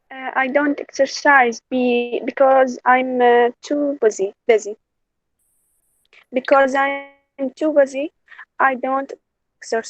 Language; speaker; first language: English; non-native, learner; Arabic